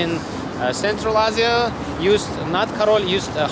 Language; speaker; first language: English; non-native, learner; Kazakh